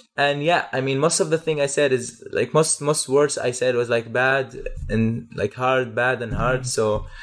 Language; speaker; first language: English; non-native, fluent; Arabic